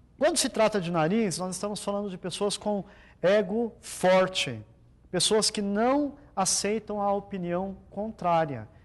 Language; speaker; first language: Portuguese; native; Portuguese